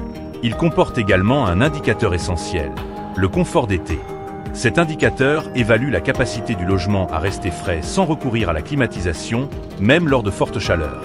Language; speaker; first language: French; native; French